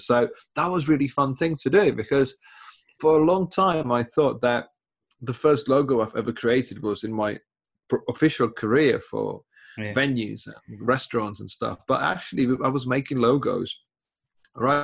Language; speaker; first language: English; non-native, fluent; Czech